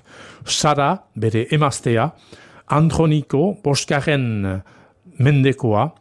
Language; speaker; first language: Basque; native; Basque